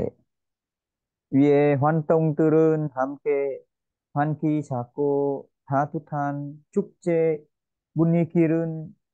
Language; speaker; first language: Korean; non-native, learner; Vietnamese